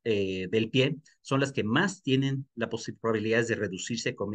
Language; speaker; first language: Spanish; native; Spanish